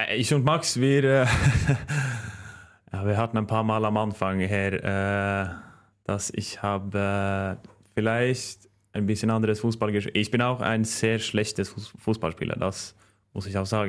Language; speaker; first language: German; non-native, fluent; Norwegian